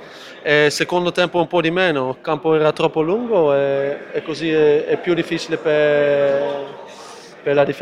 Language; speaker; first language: Italian; non-native, fluent; Dutch